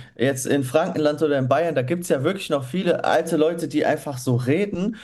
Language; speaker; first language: German; native; German